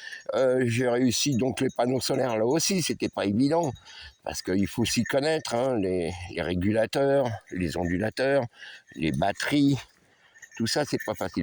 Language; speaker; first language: French; native; French